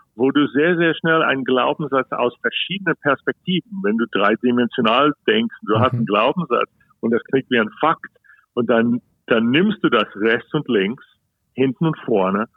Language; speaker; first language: German; non-native, fluent; English